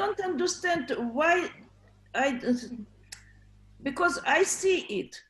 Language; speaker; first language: English; non-native, learner; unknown